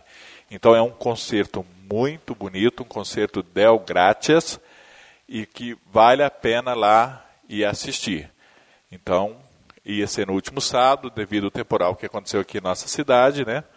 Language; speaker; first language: Portuguese; native; Portuguese